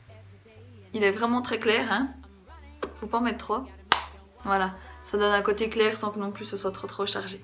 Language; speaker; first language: French; native; French